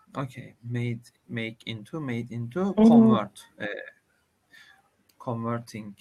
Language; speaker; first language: English; non-native, learner; Turkish